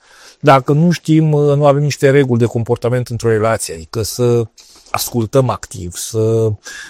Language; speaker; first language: Romanian; native; Romanian